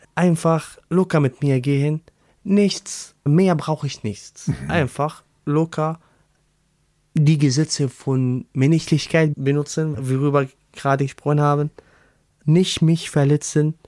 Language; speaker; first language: German; non-native, learner; Arabic